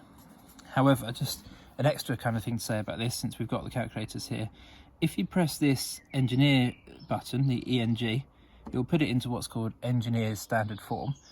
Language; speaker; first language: English; native; English